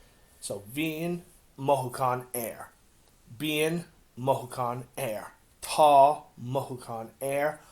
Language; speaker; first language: Irish; non-native, local second language; English